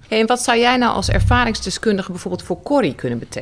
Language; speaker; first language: Dutch; native; Dutch